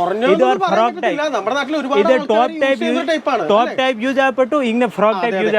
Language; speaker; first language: Malayalam; non-native, local second language; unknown